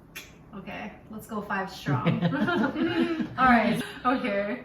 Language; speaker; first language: English; native; English